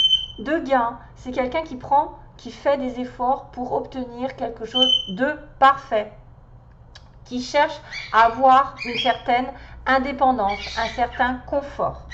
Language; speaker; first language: French; native; French